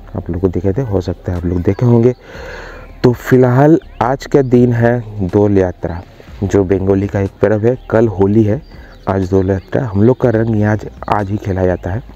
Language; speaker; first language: Hindi; non-native, local second language; Bangla